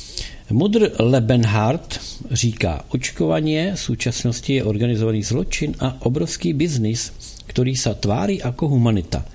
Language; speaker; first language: Czech; native; Czech